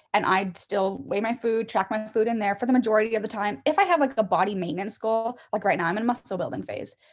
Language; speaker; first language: English; native; English